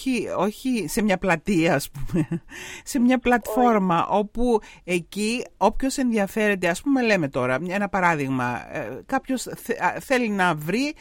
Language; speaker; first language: Greek; native; Greek